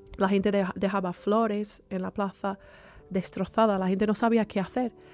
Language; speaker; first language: Spanish; non-native, fluent; English